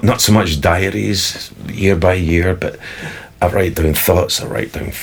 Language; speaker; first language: English; native; English